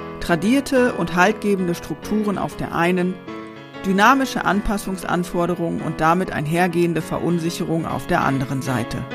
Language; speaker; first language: German; native; German